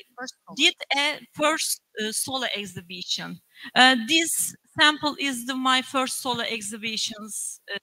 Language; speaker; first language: English; non-native, learner; Turkish